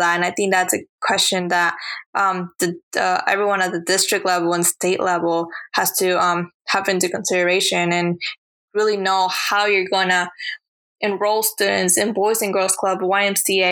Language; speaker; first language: English; early bilingual, other home language; Spanish